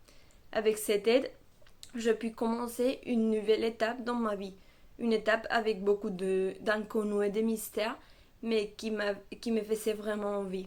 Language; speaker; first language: French; non-native, fluent; Spanish